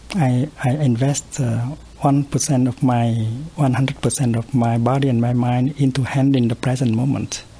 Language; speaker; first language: English; non-native, fluent; Vietnamese